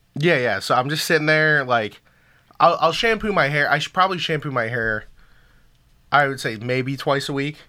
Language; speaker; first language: English; early bilingual, other home language; Filipino